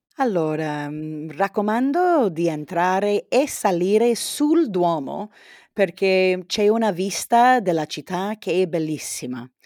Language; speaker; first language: Italian; non-native, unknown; English